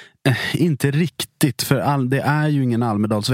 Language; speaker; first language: Swedish; native; Swedish